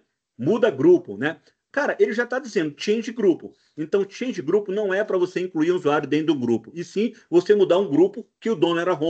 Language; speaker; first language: Portuguese; native; Portuguese